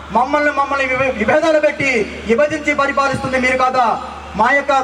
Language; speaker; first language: Telugu; non-native, local second language; Lambadi